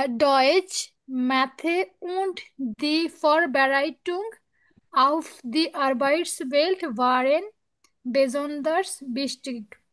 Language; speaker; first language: German; non-native, learner; Bangla